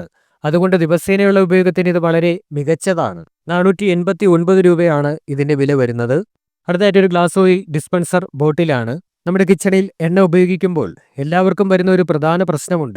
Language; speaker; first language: Malayalam; native; Malayalam